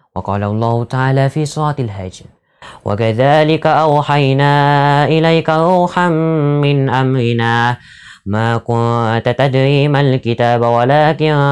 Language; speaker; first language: Arabic; non-native, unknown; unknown